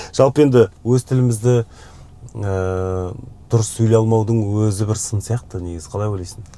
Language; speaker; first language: Kazakh; native; Kazakh